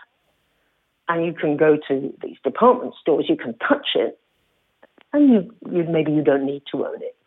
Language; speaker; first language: English; native; English